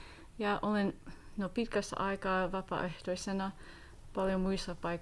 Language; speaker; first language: Finnish; non-native, learner; English